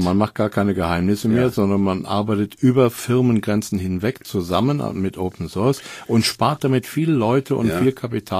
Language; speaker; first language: German; native; German